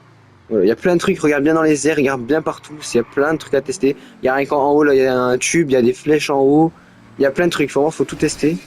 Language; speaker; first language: French; native; French